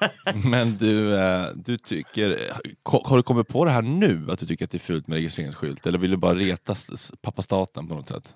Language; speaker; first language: Swedish; native; Swedish